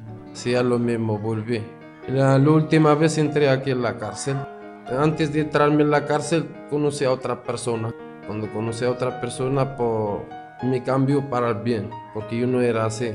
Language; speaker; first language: Spanish; non-native, fluent; Arabic